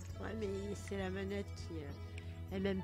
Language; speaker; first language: French; native; French